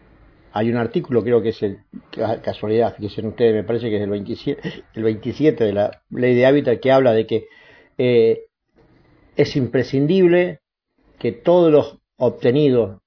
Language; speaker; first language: Spanish; native; Spanish